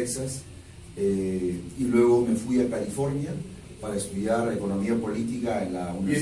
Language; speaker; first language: Spanish; non-native, local second language; Shipibo-Conibo